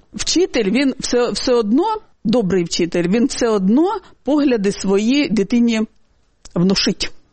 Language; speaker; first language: Ukrainian; non-native, local second language; Russian